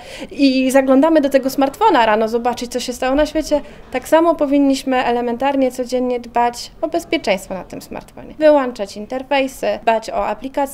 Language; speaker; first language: Polish; native; Polish